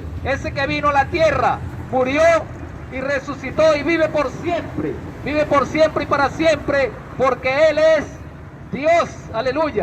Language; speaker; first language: Spanish; native; Spanish